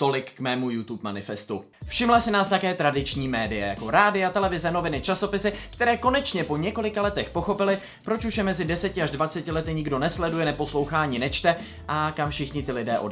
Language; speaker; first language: Czech; native; Czech